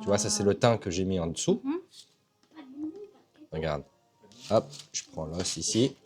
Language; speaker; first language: French; native; French